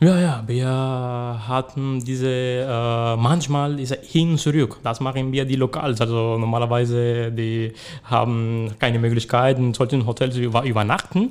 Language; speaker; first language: German; non-native, learner; Spanish